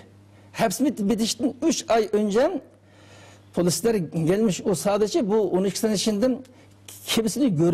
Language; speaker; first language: Turkish; non-native, learner; Uyghur